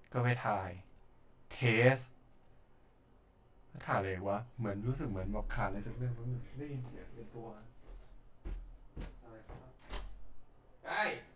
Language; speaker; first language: Thai; native; Thai